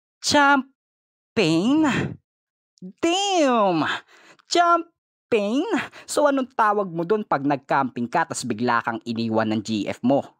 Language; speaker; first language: Filipino; non-native, local second language; Bikol